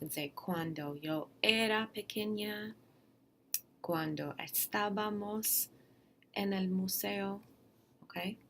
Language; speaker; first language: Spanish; non-native, fluent; English